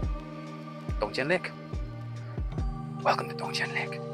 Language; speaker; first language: English; native; English